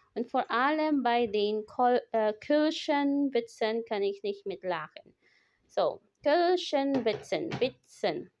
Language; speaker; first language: German; non-native, fluent; Filipino